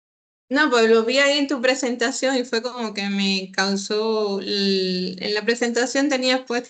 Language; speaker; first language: Spanish; native; Spanish